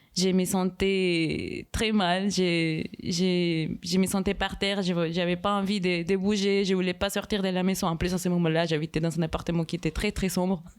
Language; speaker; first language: French; non-native, fluent; Spanish